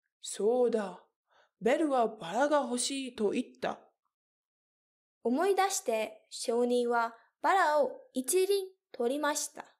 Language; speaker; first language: Japanese; non-native, fluent; English